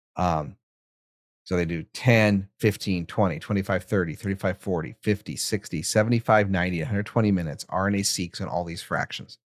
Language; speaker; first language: English; native; English